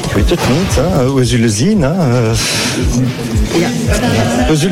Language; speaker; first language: Dutch; non-native, learner; French